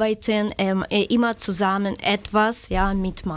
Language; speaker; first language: German; non-native, learner; Ukrainian